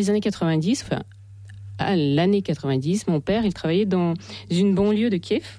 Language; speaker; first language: French; non-native, fluent; Russian